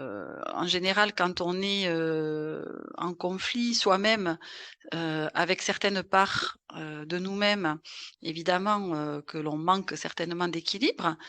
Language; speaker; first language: French; native; French